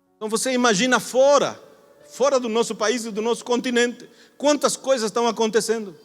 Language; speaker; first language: Portuguese; non-native, fluent; Spanish